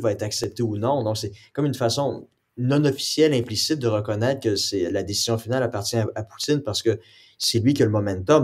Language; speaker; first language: French; native; French